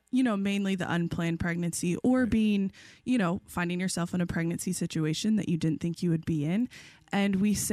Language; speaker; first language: English; native; English